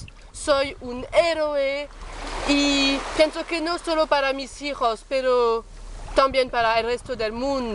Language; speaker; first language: Spanish; non-native, learner; French